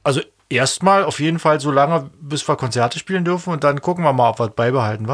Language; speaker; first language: German; native; German